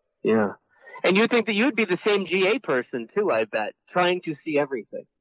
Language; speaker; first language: English; native; English